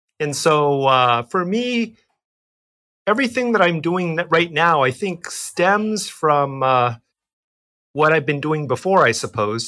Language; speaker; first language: English; native; English